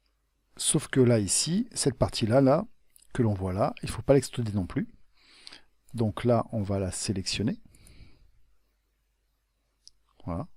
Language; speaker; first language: French; native; French